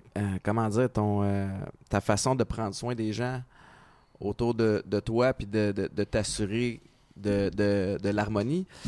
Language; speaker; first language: French; native; French